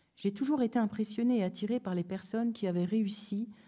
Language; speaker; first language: French; native; French